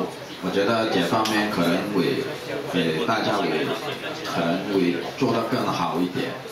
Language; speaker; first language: Chinese; non-native, local second language; Cantonese